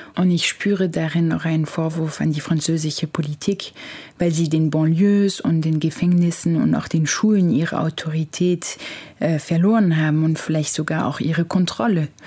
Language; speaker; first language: German; non-native, fluent; French